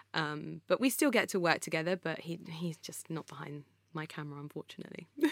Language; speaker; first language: English; native; English